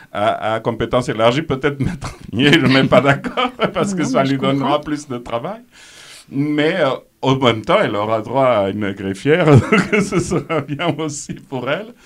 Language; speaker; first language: French; non-native, fluent; Portuguese